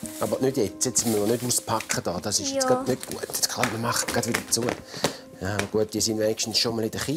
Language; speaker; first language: German; native; German